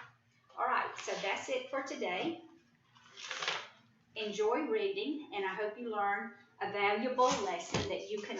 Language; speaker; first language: English; native; English